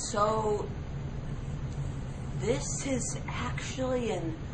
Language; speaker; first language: English; native; English